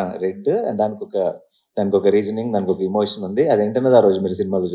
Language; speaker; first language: Telugu; native; Telugu